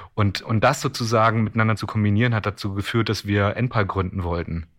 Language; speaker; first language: German; native; German